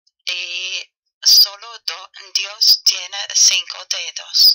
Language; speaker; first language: Spanish; non-native, fluent; German